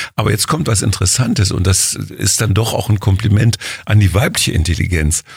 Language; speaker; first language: German; native; German